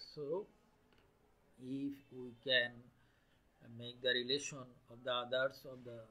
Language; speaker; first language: English; non-native, local second language; Bangla